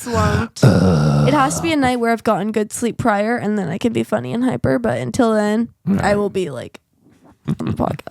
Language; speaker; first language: English; native; English